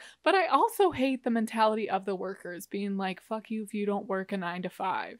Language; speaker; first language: English; native; English